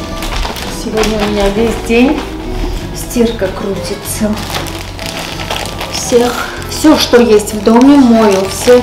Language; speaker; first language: Russian; non-native, fluent; Armenian